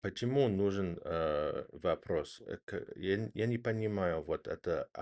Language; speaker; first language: Russian; non-native, learner; English